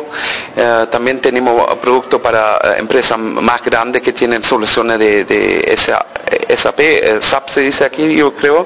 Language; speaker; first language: Spanish; early bilingual, heritage; Spanish